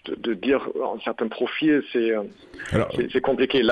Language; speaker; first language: French; non-native, fluent; German